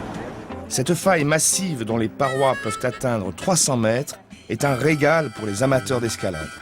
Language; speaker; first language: French; native; French